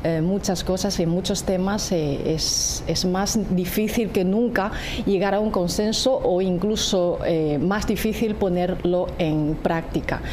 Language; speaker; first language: Spanish; non-native, fluent; Chinese